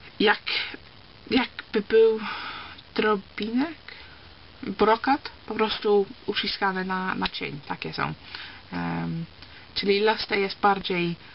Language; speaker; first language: Polish; early bilingual, heritage; Polish